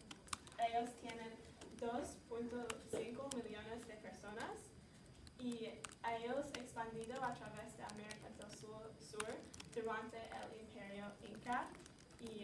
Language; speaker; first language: Spanish; non-native, learner; English